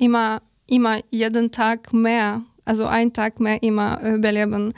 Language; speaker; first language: German; non-native, learner; Ukrainian